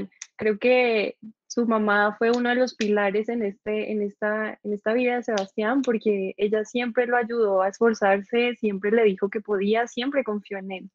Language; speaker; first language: Spanish; native; Spanish